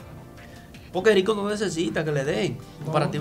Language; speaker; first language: Spanish; native; Spanish